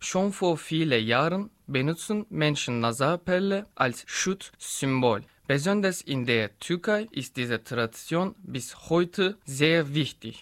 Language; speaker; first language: German; non-native, learner; Turkish